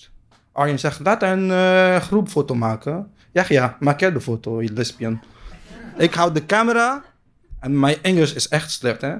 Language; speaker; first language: Dutch; non-native, learner; Arabic